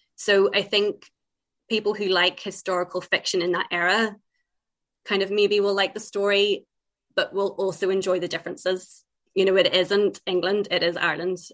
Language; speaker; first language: English; native; English